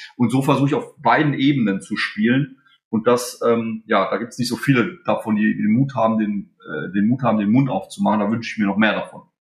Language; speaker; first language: German; early bilingual, other home language; Polish